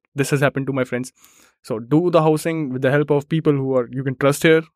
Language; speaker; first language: English; non-native, local second language; Hindi